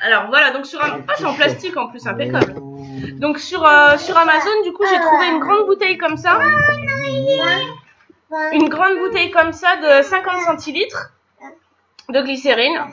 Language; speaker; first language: French; native; French